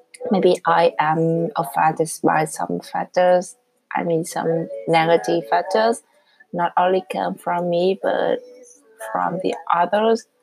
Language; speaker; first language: English; non-native, learner; Vietnamese